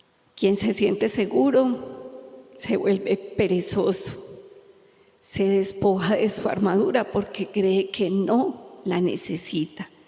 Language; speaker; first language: Spanish; native; Spanish